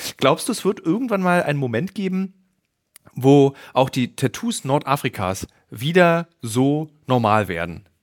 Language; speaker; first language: German; native; German